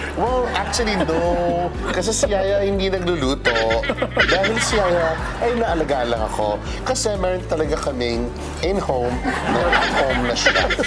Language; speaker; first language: Filipino; non-native, local second language; Pampanga